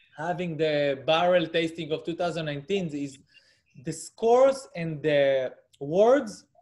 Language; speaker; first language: English; non-native, fluent; Hebrew